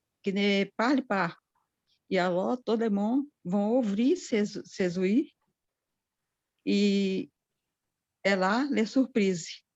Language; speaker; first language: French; non-native, learner; Portuguese